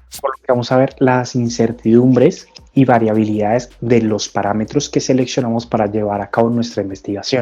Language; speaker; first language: Spanish; native; Spanish